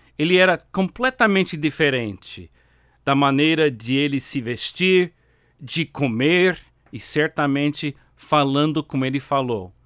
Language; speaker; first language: Portuguese; non-native, fluent; English